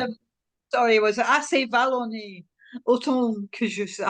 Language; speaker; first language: French; non-native, learner; English